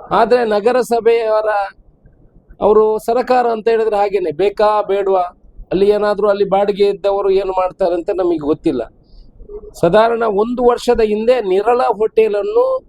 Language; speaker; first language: Kannada; non-native, local second language; Tulu